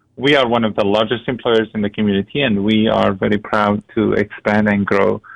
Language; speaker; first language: English; non-native, fluent; Arabic